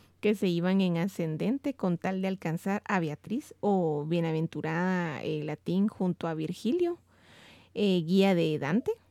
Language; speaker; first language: Spanish; native; Spanish